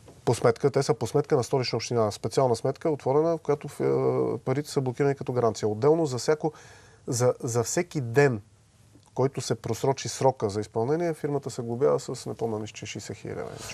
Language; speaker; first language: Bulgarian; native; Bulgarian